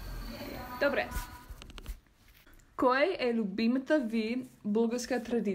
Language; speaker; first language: Bulgarian; non-native, learner; English